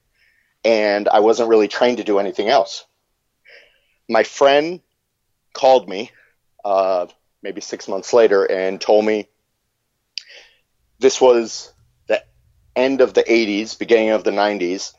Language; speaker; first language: English; native; English